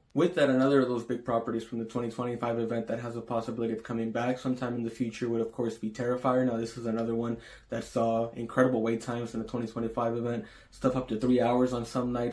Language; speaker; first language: English; native; English